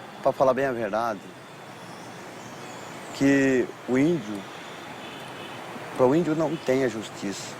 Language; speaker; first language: Portuguese; non-native, local second language; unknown